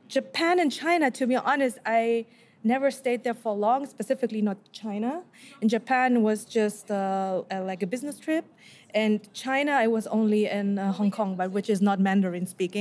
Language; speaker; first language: English; non-native, fluent; Korean